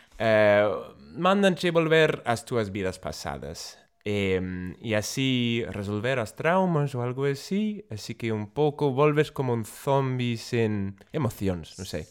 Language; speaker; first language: Galician; non-native, fluent; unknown